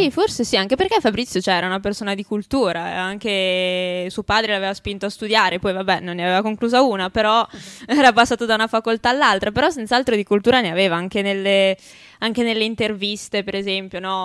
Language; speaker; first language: Italian; native; Italian